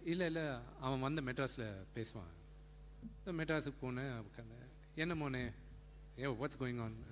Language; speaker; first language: Tamil; non-native, local second language; Telugu